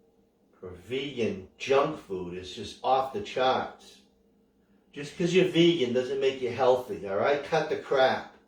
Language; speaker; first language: English; native; English